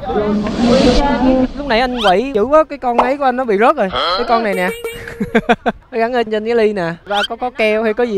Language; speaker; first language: Vietnamese; native; Vietnamese